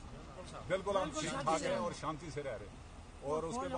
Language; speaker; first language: Urdu; non-native, local second language; Kashmiri